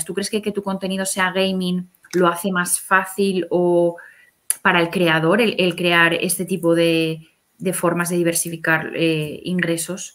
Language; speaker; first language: Spanish; native; Spanish